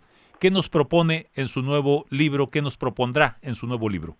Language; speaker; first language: Spanish; native; Spanish